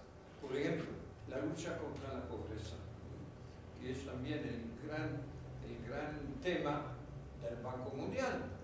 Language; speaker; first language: Spanish; non-native, fluent; French